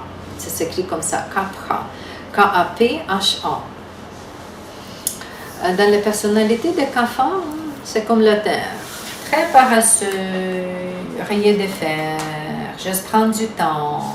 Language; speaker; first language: French; non-native, fluent; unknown